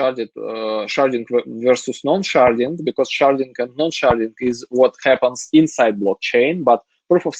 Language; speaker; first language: English; non-native, fluent; Russian